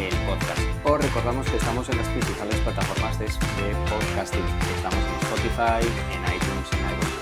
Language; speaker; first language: Spanish; native; Spanish